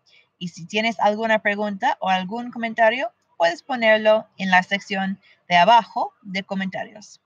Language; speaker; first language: Spanish; non-native, fluent; English